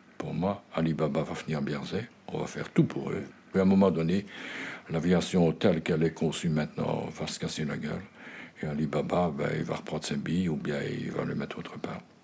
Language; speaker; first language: French; native; French